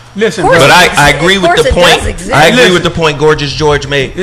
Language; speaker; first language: English; native; English